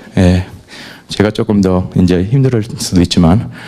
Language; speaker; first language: Korean; non-native, fluent; English